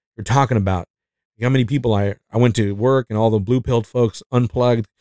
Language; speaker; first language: English; non-native, fluent; Spanish